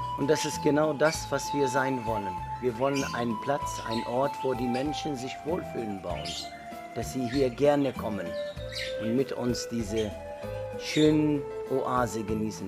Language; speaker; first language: German; non-native, fluent; Arabic